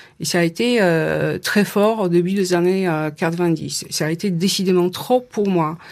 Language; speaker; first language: French; non-native, fluent; Polish